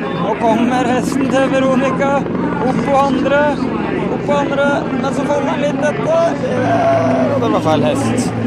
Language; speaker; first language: Norwegian; native; Norwegian